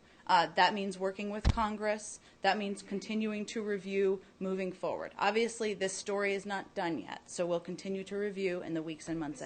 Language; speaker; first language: English; native; English